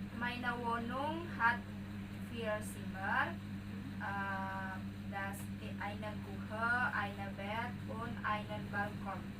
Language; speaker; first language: German; non-native, learner; Indonesian